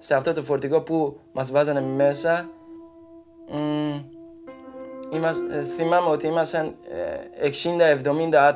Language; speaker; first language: Greek; non-native, learner; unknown